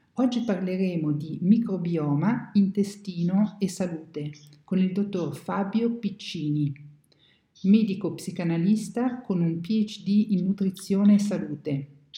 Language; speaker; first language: Italian; native; Italian